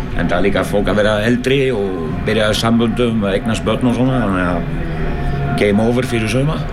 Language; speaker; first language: Icelandic; non-native, fluent; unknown